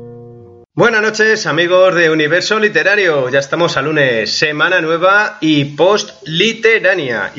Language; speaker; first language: Spanish; native; Spanish